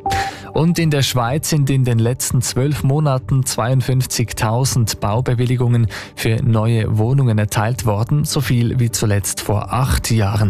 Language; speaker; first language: German; native; German